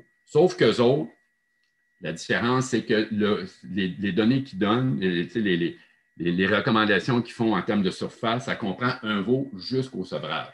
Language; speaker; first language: French; native; French